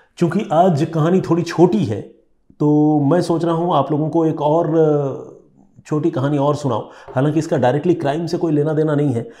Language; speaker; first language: Hindi; non-native, local second language; Bangla